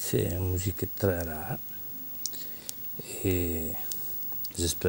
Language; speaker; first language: French; non-native, fluent; Italian